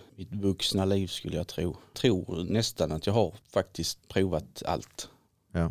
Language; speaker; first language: Swedish; native; Swedish